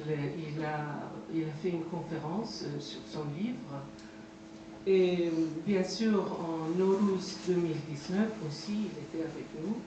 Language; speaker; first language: French; non-native, fluent; Persian